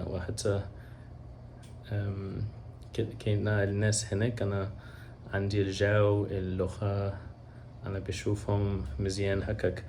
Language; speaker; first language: Arabic; non-native, learner; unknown